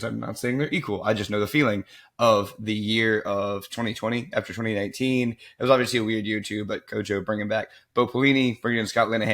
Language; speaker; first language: English; native; English